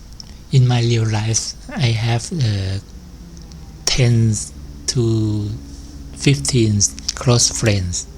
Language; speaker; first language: English; non-native, learner; Thai